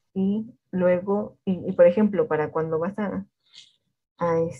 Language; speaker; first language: Spanish; native; Spanish